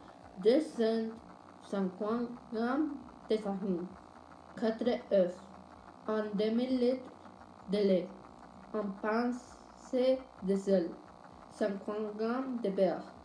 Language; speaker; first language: French; non-native, learner; Spanish